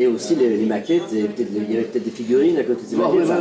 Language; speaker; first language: French; native; French